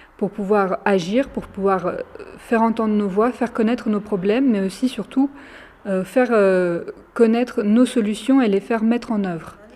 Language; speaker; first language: French; early bilingual, other home language; Romany